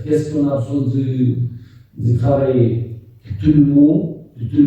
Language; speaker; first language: French; non-native, fluent; Portuguese